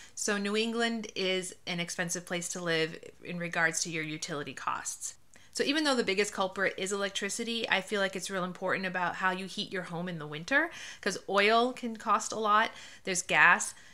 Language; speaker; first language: English; native; English